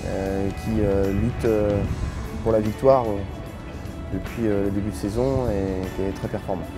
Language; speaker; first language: French; native; French